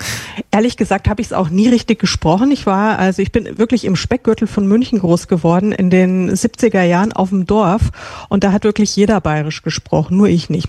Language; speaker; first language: German; native; German